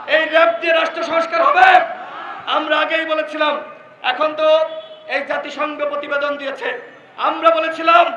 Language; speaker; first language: Bangla; native; Bangla